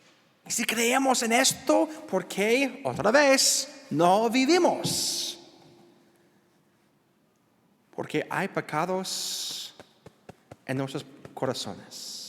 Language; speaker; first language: Spanish; non-native, learner; English